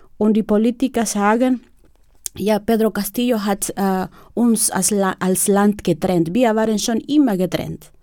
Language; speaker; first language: German; non-native, fluent; Spanish